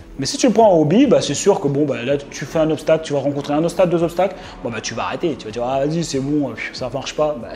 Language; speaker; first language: French; native; French